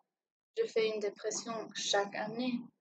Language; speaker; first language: French; non-native, learner; English